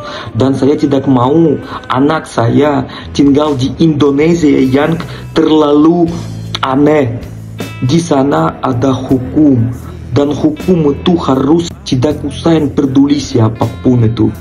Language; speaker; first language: Indonesian; non-native, learner; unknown